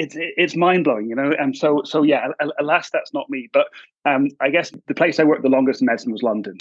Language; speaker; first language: English; native; English